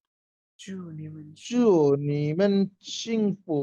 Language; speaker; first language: Chinese; non-native, learner; Bangla